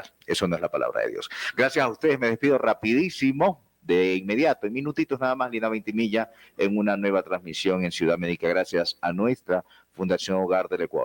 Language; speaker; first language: Spanish; native; Spanish